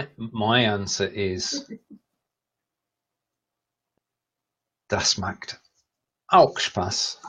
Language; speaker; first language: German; non-native, learner; English